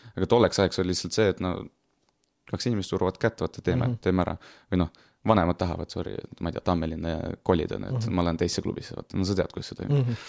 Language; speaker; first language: Estonian; non-native, local second language; Russian